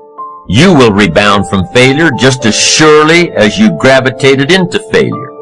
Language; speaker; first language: English; native; English